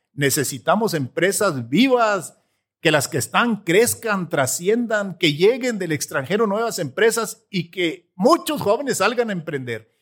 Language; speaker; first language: Spanish; native; Spanish